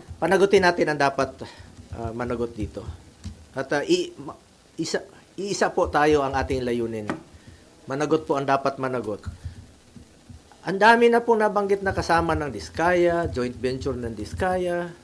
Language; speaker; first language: Filipino; non-native, local second language; Cebuano